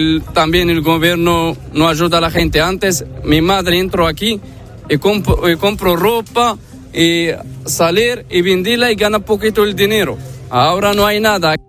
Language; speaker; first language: Spanish; non-native, learner; Arabic